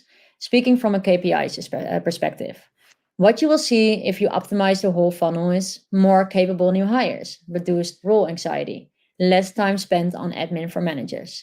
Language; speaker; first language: English; non-native, fluent; Dutch